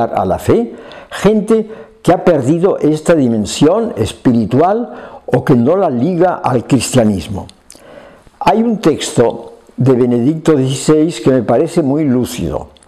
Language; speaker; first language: Spanish; native; Spanish